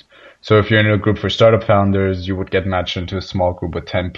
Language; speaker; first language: English; non-native, fluent; Persian